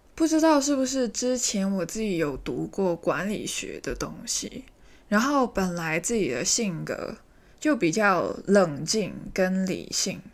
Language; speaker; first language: Chinese; native; Chinese